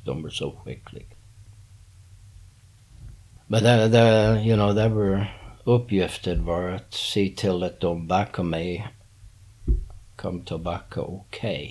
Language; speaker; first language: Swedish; non-native, learner; English